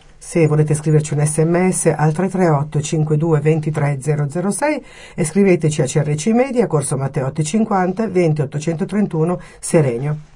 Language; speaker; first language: Italian; native; Italian